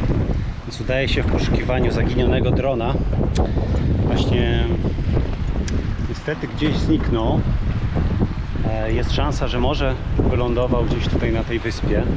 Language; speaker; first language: Polish; native; Polish